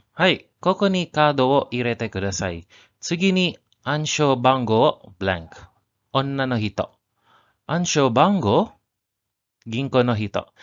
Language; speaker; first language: Japanese; non-native, learner; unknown